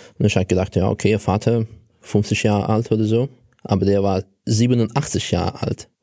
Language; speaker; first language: German; non-native, fluent; Russian